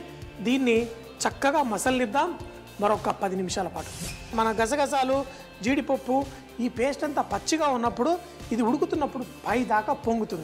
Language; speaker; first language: Telugu; native; Telugu